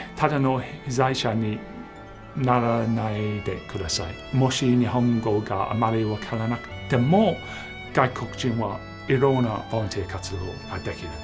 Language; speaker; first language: Japanese; non-native, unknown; English